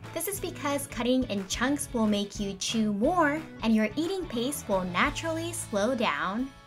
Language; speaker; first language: English; early bilingual, other home language; Japanese